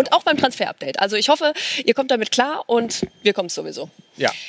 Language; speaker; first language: German; native; German